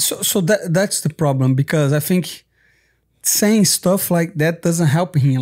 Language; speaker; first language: English; non-native, fluent; Portuguese